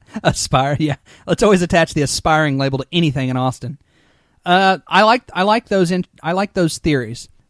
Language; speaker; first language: English; native; English